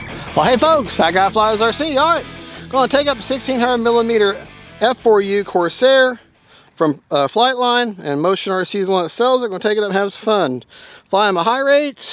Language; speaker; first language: English; native; English